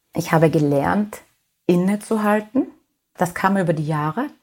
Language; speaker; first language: German; native; German